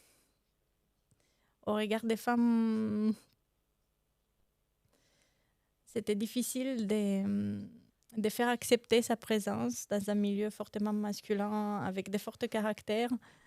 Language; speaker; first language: French; non-native, fluent; Romanian